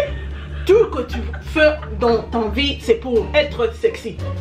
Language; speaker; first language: French; early bilingual, heritage; French